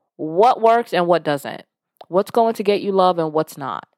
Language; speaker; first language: English; early bilingual, other home language; Yoruba